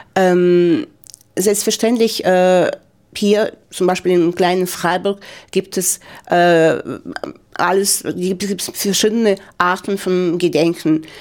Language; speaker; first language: German; non-native, fluent; Ukrainian